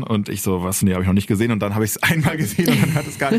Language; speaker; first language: German; native; German